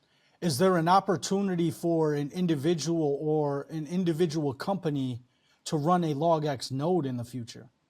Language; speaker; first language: English; native; English